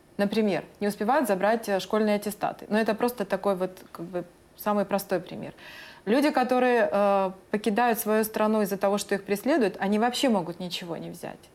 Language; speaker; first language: Russian; native; Russian